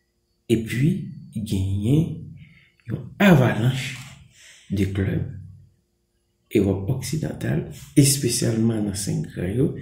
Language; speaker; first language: French; non-native, local second language; Haitian Creole